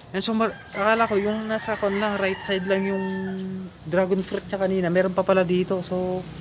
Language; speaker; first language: Filipino; non-native, local second language; Iloko